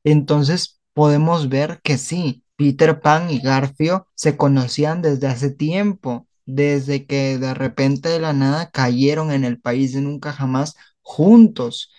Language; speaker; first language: Spanish; native; Spanish